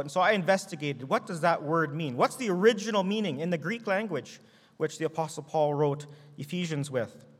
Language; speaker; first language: English; native; English